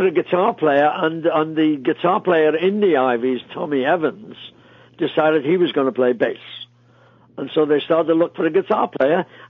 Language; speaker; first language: English; native; English